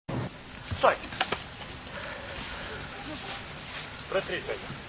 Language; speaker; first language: Bosnian; native; Bosnian